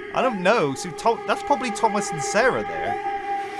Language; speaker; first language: English; native; English